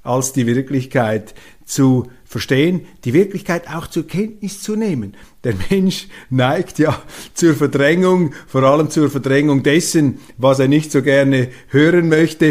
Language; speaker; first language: German; native; German